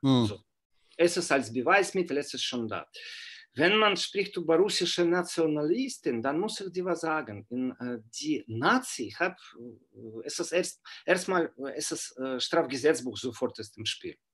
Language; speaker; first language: German; non-native, fluent; Russian